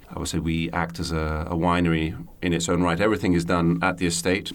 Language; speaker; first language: English; native; English